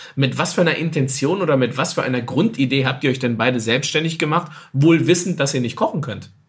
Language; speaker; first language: German; non-native, fluent; French